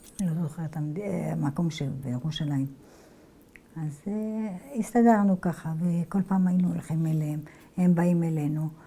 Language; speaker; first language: Hebrew; early bilingual, other home language; Arabic